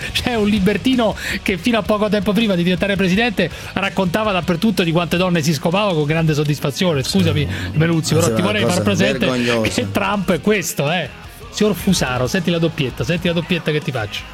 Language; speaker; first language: Italian; native; Italian